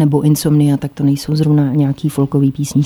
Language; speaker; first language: Czech; native; Czech